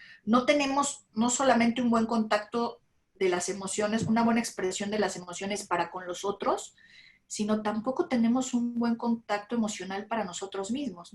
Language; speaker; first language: Spanish; native; Spanish